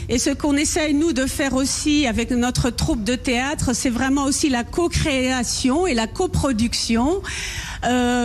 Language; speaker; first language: French; non-native, local second language; Dutch